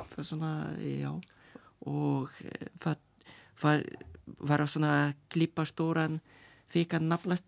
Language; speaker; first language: Icelandic; non-native, learner; Lithuanian